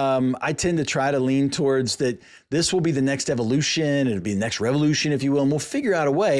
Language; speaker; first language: English; native; English